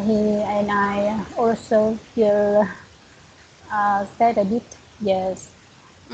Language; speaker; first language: English; non-native, learner; Vietnamese